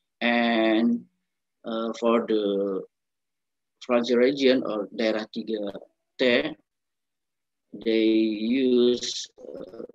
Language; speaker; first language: English; non-native, learner; Indonesian